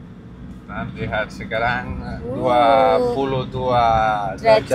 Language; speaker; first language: Indonesian; non-native, learner; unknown